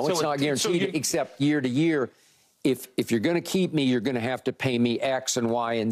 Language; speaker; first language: English; native; English